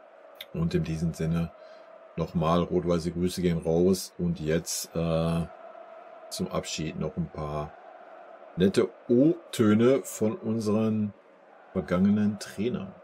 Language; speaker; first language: German; native; German